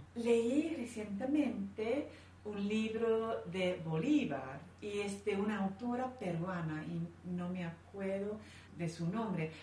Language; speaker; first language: Spanish; non-native, fluent; English